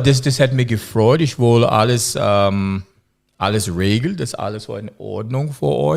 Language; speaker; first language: German; non-native, learner; English